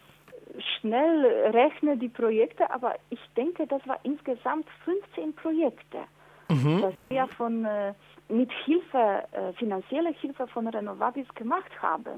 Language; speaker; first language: German; non-native, fluent; Polish